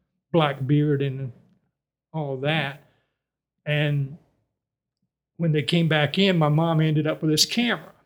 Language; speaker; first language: English; native; English